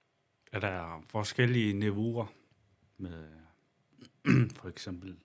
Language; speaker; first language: Danish; non-native, local second language; Kalaallisut